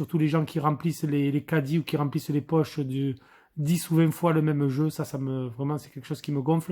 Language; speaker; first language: French; native; French